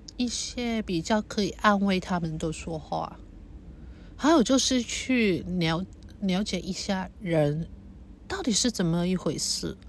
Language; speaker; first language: Chinese; non-native, local second language; Cantonese